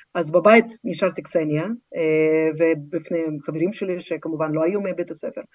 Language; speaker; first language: Hebrew; non-native, fluent; Russian